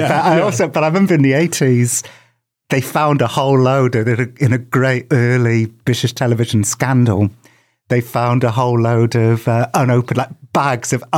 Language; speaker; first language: English; native; English